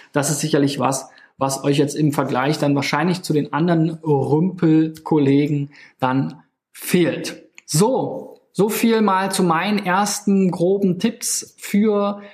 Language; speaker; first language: German; native; German